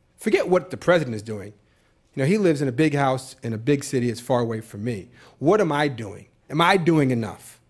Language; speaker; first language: English; native; English